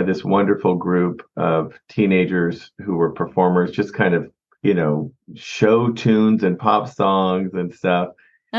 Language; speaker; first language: English; native; English